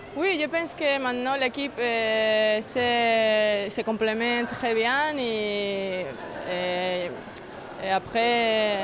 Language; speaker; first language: French; non-native, learner; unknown